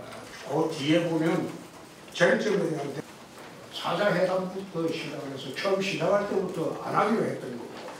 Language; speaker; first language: Korean; native; Korean